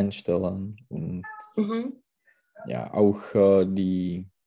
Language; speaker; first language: German; non-native, learner; Czech